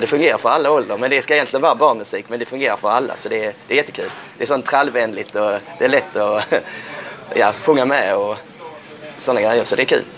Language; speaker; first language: Swedish; native; Swedish